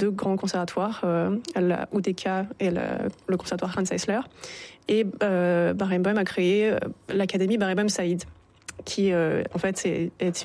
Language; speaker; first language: French; native; French